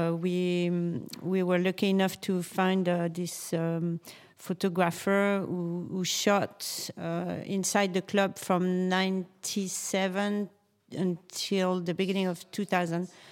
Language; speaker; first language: English; non-native, learner; French